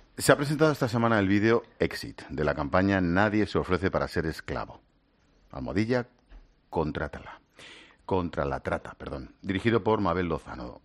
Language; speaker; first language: Spanish; native; Spanish